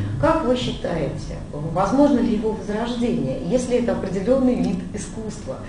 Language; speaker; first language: Russian; native; Russian